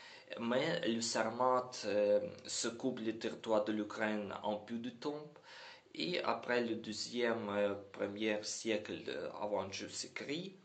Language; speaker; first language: French; non-native, learner; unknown